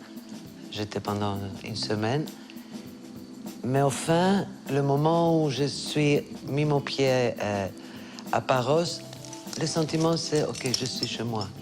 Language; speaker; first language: French; non-native, fluent; Greek